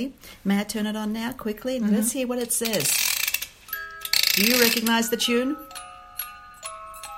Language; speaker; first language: English; native; English